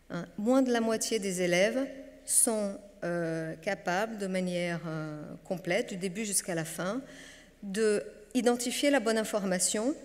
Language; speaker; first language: French; non-native, fluent; Portuguese